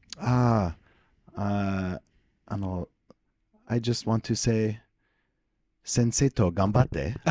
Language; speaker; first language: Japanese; non-native, learner; English